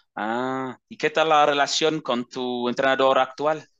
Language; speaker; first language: Spanish; non-native, fluent; English